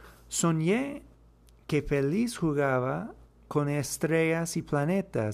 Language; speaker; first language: Spanish; non-native, fluent; English